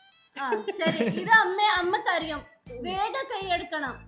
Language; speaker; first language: Malayalam; non-native, learner; Tamil